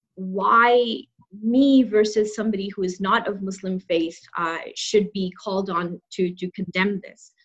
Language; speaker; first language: English; non-native, local second language; Urdu